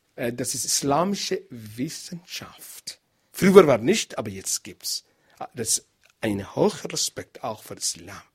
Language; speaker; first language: German; non-native, learner; Arabic